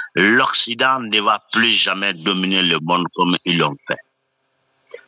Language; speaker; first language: French; non-native, local second language; Bambara